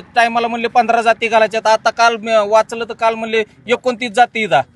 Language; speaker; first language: Marathi; native; Marathi